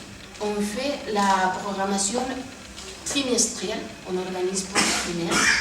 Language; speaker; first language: French; non-native, fluent; Spanish